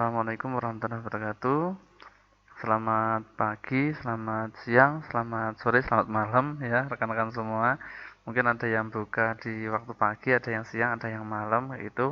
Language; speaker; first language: Indonesian; native; Indonesian